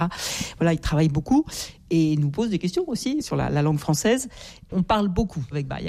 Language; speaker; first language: French; native; French